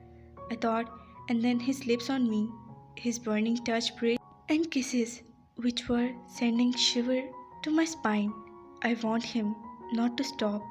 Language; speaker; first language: English; non-native, local second language; Urdu